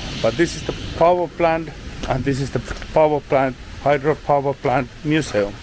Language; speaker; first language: English; non-native, learner; Finnish